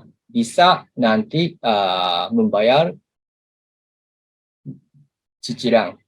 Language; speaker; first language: Indonesian; non-native, learner; Japanese